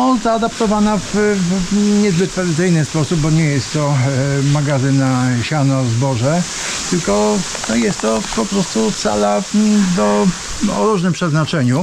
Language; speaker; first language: Polish; native; Polish